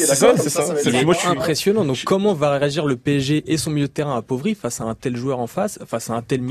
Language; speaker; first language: French; native; French